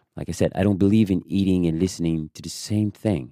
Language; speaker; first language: English; non-native, fluent; French